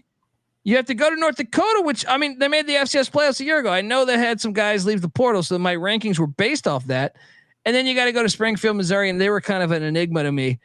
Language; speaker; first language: English; native; English